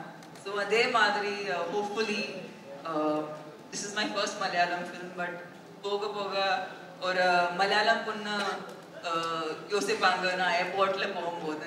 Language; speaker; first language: Tamil; non-native, fluent; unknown